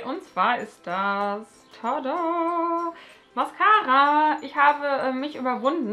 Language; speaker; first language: German; native; German